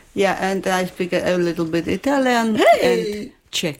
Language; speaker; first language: English; non-native, learner; Ukrainian